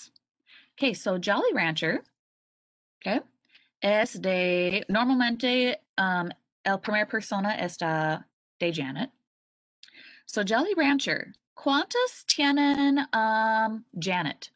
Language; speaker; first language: Spanish; non-native, learner; English